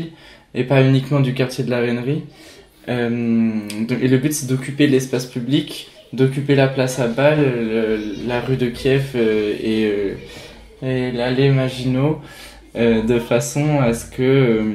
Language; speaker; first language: French; native; French